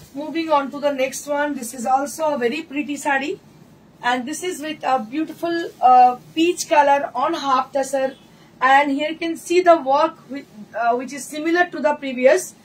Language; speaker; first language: Hindi; non-native, local second language; Bangla